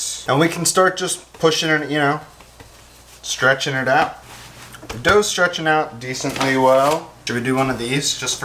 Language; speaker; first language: English; native; English